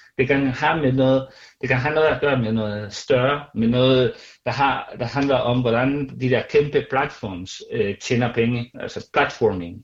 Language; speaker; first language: Danish; non-native, fluent; Spanish